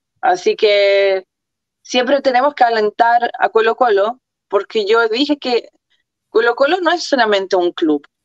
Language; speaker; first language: Spanish; early bilingual, other home language; Croatian